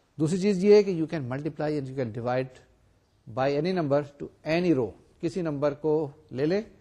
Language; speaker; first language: Urdu; native; Urdu